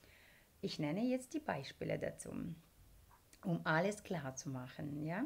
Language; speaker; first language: German; non-native, fluent; Ukrainian